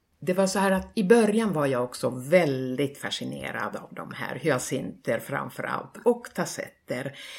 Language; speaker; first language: Swedish; non-native, local second language; Finnish